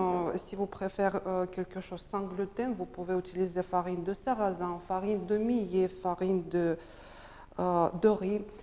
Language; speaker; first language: French; non-native, learner; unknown